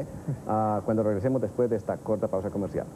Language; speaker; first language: Spanish; native; Spanish